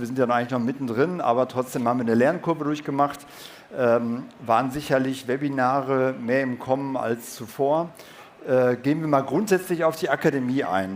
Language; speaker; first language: German; native; German